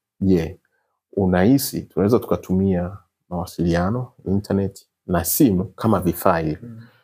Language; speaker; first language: Swahili; native; Swahili